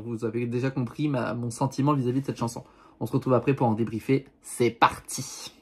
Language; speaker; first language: French; native; French